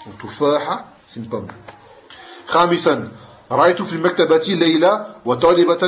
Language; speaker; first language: Arabic; non-native, fluent; French